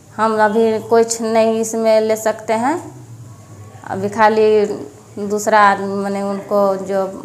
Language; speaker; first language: Hindi; native; Hindi